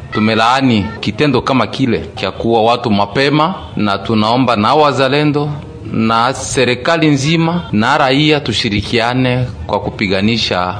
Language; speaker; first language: Swahili; native; Swahili